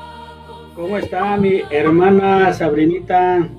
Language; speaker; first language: Spanish; native; Spanish